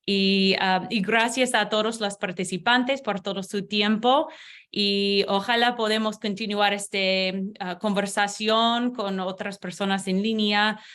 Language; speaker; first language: Spanish; non-native, learner; English